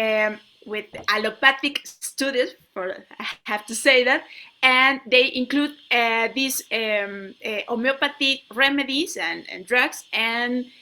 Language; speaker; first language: English; non-native, learner; Spanish